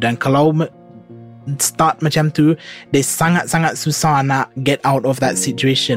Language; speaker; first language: English; native; English